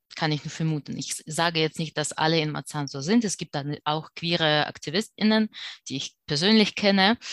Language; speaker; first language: German; non-native, fluent; Russian